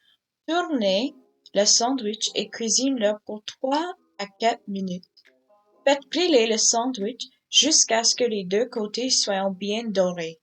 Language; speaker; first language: French; non-native, learner; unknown